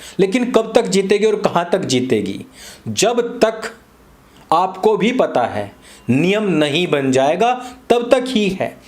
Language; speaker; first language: Hindi; native; Hindi